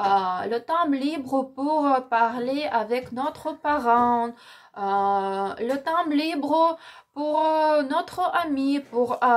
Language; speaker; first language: French; non-native, learner; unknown